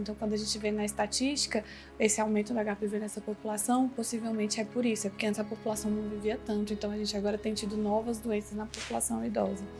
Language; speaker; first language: Portuguese; native; Portuguese